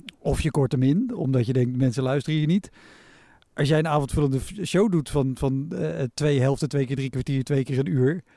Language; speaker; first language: Dutch; native; Dutch